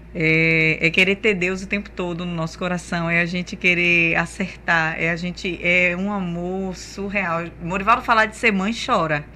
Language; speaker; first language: Portuguese; native; Portuguese